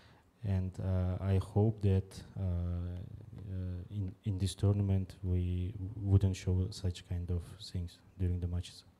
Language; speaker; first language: English; non-native, fluent; Uzbek